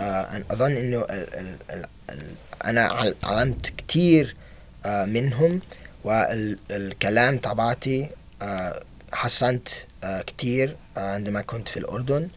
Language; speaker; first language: Arabic; non-native, learner; English